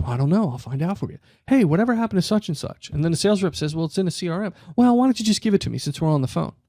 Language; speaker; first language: English; native; English